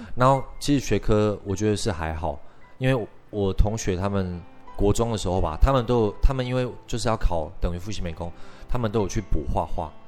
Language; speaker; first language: Chinese; native; Chinese